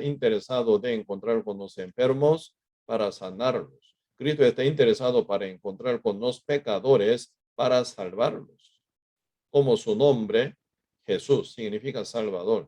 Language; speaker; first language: Spanish; non-native, fluent; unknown